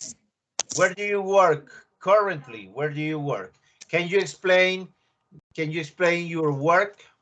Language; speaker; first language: English; non-native, learner; Spanish